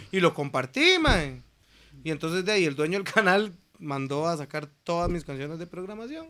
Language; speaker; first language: Spanish; native; Spanish